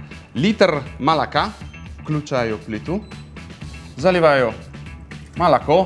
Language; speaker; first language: Russian; non-native, fluent; Italian